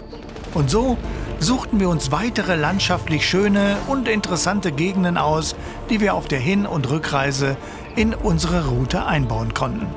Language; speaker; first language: German; native; German